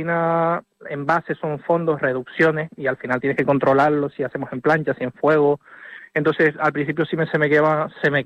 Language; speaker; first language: Spanish; native; Spanish